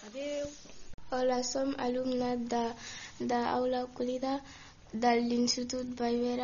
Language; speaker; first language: Catalan; non-native, learner; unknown